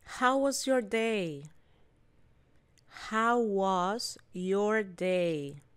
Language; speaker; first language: English; non-native, fluent; Spanish